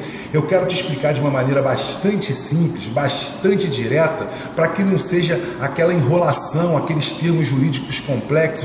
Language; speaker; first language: Portuguese; native; Portuguese